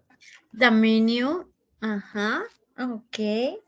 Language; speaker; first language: English; non-native, fluent; Spanish